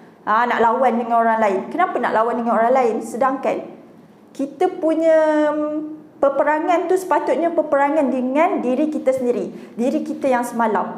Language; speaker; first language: Malay; native; Malay